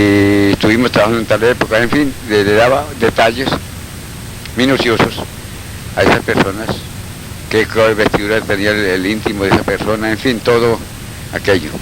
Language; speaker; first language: Spanish; native; Spanish